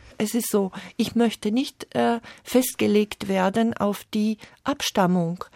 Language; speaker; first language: German; non-native, fluent; Slovak